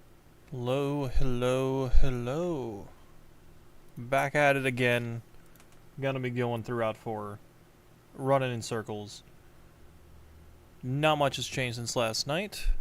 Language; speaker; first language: English; native; English